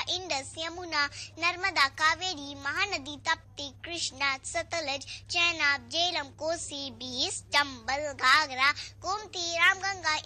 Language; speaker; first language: Hindi; native; Hindi